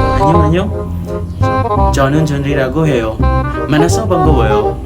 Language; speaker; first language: Korean; non-native, learner; Filipino